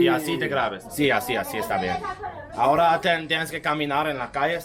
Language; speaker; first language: Spanish; non-native, learner; English